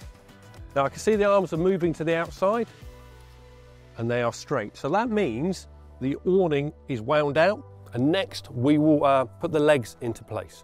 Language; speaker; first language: English; native; English